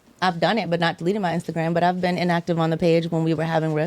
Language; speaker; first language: English; native; English